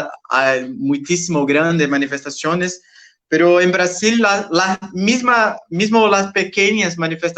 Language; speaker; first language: Spanish; non-native, learner; Portuguese